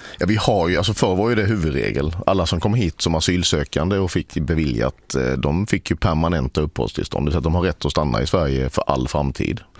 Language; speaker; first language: Swedish; native; Swedish